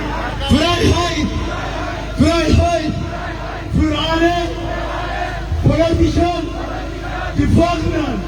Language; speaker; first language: German; non-native, learner; Oromo